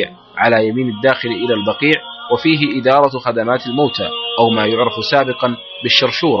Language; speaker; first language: Arabic; native; Arabic